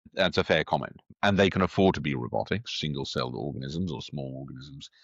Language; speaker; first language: English; native; English